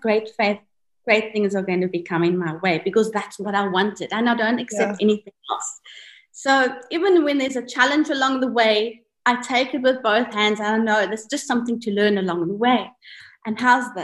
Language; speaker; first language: English; native; English